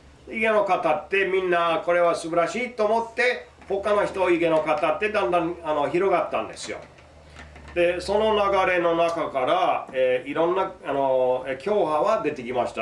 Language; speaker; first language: Japanese; non-native, fluent; English